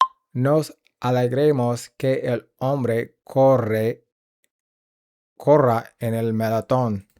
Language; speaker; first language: Spanish; non-native, learner; English